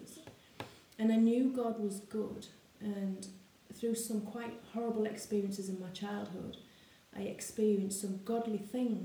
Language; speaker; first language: English; native; English